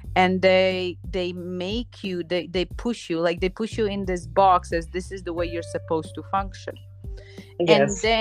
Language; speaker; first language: English; non-native, fluent; Slovenian